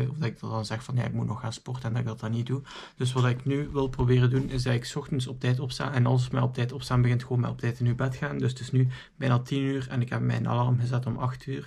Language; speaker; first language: Dutch; native; Dutch